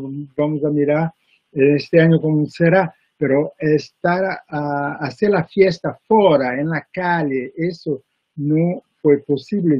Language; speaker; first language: Spanish; non-native, fluent; Portuguese